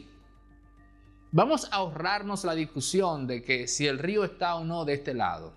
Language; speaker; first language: Spanish; native; Spanish